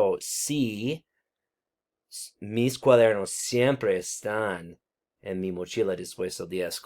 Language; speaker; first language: Spanish; non-native, fluent; English